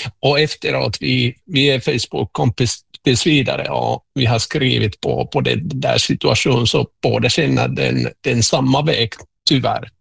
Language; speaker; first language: Swedish; non-native, local second language; Finnish